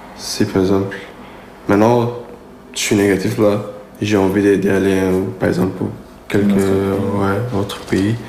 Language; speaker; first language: French; non-native, learner; Persian